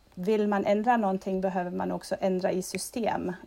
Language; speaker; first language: Swedish; non-native, fluent; German